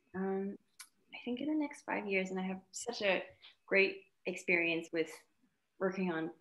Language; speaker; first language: English; native; English